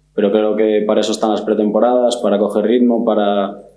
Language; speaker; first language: Spanish; native; Spanish